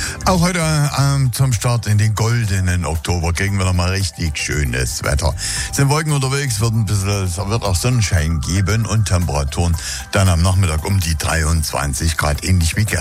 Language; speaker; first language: German; native; German